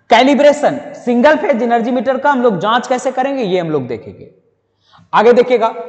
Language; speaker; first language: Hindi; native; Hindi